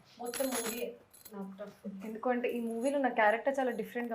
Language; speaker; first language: Telugu; non-native, fluent; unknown